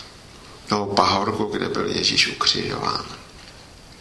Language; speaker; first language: Czech; native; Czech